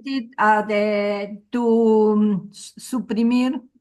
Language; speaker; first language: English; non-native, learner; Spanish